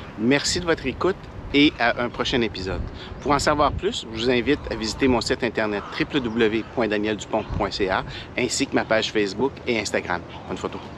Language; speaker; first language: French; native; French